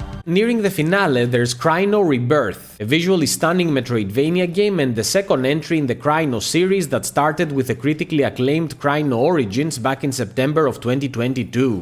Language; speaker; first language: English; native; English